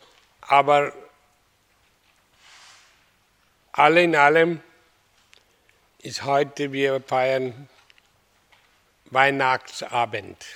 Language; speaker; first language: German; non-native, learner; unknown